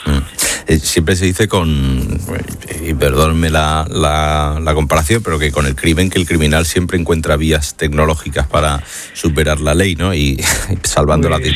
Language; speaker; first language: Spanish; native; Spanish